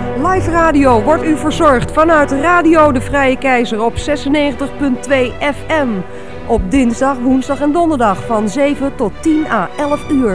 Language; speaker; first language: Dutch; native; Dutch